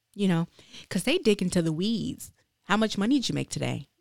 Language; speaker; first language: English; native; English